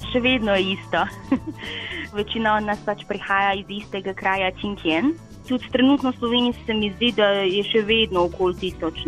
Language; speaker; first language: Slovenian; early bilingual, other home language; Chinese